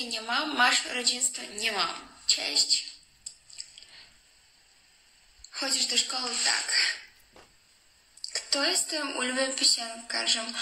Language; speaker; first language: Polish; non-native, learner; Russian